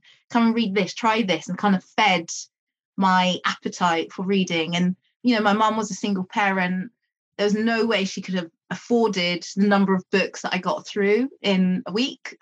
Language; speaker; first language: English; native; English